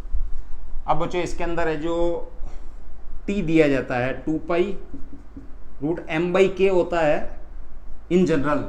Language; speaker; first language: Hindi; native; Hindi